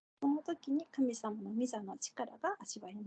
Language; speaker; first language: Japanese; non-native, fluent; Korean